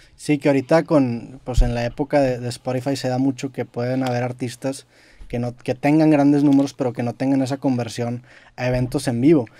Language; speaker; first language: Spanish; native; Spanish